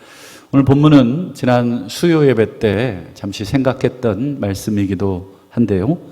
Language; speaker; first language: Korean; native; Korean